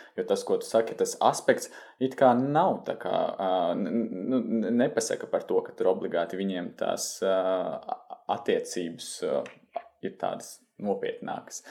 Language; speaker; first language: Latvian; native; Latvian